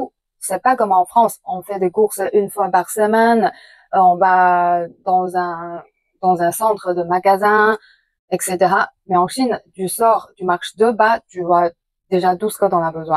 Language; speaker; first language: French; non-native, fluent; Chinese